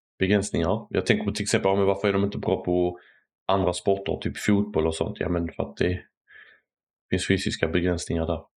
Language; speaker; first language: Swedish; native; Swedish